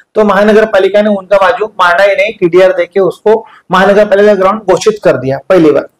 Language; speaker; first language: Hindi; non-native, local second language; Marathi